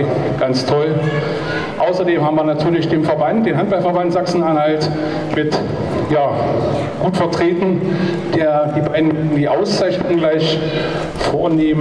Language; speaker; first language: German; native; German